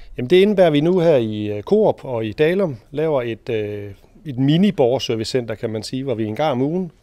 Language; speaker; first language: Danish; native; Danish